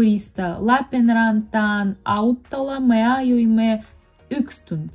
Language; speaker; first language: Finnish; non-native, learner; Russian